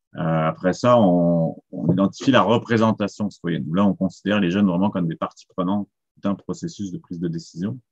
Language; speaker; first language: French; native; French